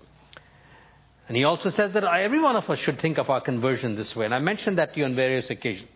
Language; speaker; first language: English; non-native, local second language; Tamil